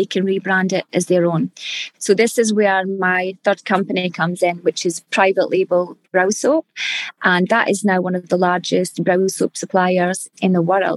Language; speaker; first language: English; native; English